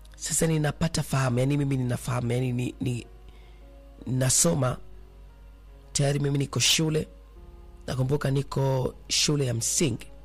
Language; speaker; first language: Swahili; native; Swahili